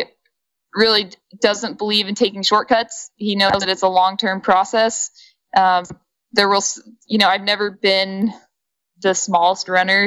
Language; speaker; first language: English; native; English